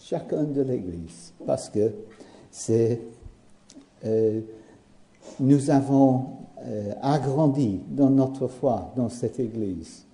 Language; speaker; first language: French; non-native, learner; English